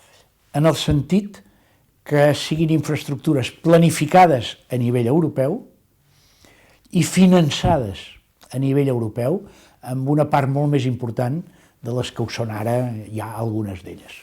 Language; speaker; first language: Catalan; native; Catalan